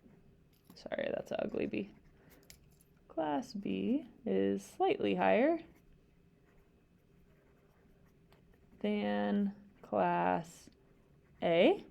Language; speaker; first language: English; native; English